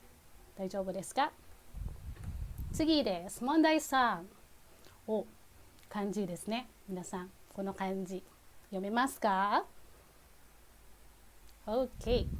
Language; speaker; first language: Japanese; non-native, fluent; Filipino